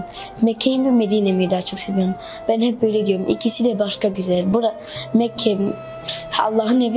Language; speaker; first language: Turkish; early bilingual, heritage; Turkish